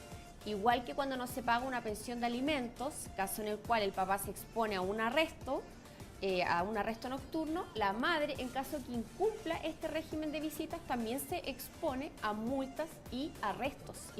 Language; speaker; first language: Spanish; native; Spanish